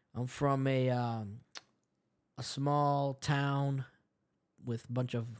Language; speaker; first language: English; early bilingual, other home language; Spanish